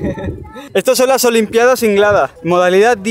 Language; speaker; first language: Spanish; native; Spanish